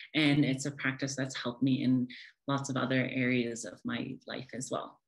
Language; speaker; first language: English; native; English